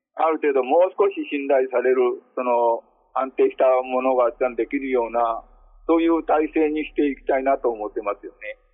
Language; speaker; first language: Japanese; native; Japanese